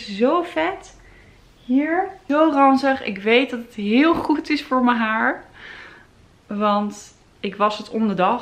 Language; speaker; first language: Dutch; native; Dutch